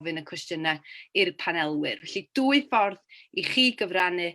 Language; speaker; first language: Welsh; native; Welsh